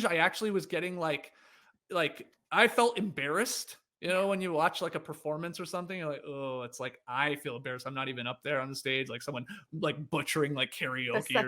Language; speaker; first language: English; native; English